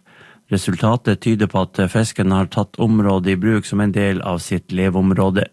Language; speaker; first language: Norwegian; native; Norwegian